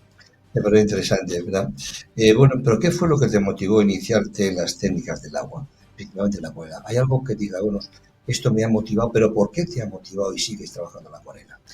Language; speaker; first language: Spanish; native; Spanish